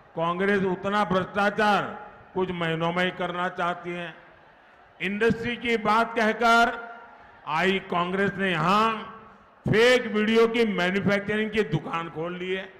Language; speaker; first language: Hindi; non-native, local second language; Gujarati